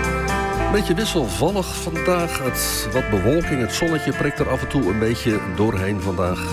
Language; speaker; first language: Dutch; native; Dutch